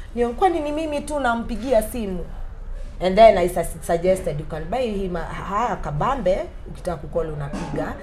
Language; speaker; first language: English; non-native, local second language; Swahili